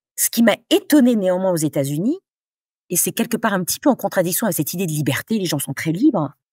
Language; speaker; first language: French; native; French